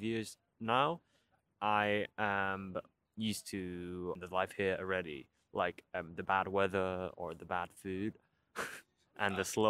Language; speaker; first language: English; non-native, local second language; Cantonese